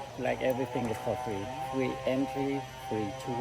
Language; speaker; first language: English; non-native, learner; Vietnamese